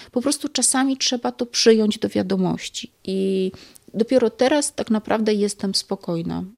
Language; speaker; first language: Polish; native; Polish